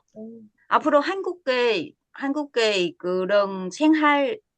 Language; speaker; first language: Korean; non-native, learner; Vietnamese